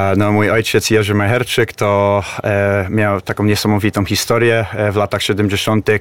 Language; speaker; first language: Polish; early bilingual, heritage; Polish